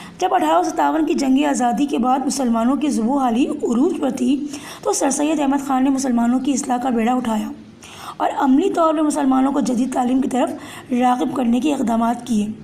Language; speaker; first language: Urdu; native; Urdu